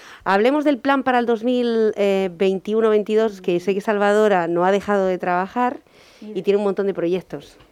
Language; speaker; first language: Spanish; native; Spanish